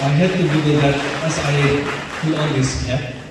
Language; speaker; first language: English; non-native, local second language; Nepali